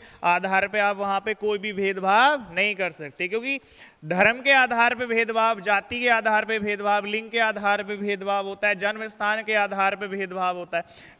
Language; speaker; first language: Hindi; native; Hindi